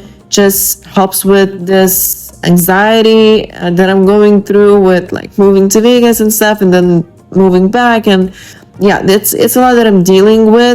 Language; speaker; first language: English; non-native, fluent; Lithuanian